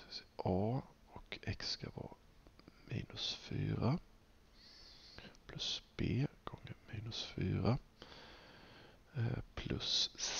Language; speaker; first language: Swedish; native; Swedish